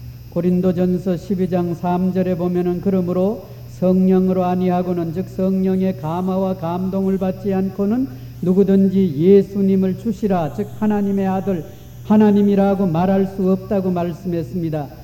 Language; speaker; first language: Korean; native; Korean